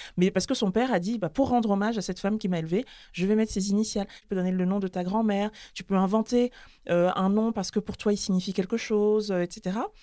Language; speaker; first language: French; native; French